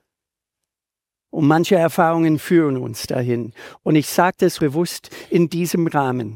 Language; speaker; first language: German; native; German